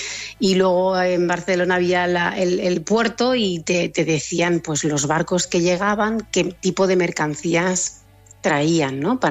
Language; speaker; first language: Spanish; native; Spanish